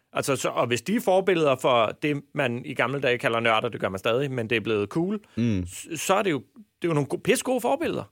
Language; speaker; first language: Danish; native; Danish